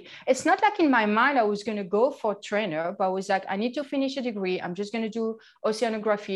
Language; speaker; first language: English; non-native, fluent; French